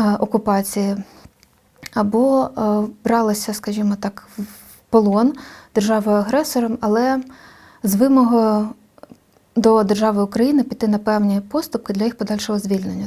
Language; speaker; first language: Ukrainian; native; Ukrainian